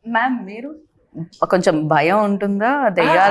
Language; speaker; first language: Telugu; native; Telugu